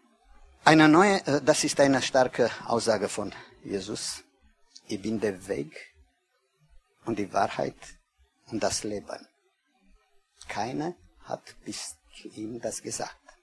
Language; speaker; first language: German; non-native, learner; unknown